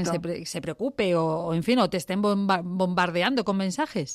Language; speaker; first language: Spanish; native; Spanish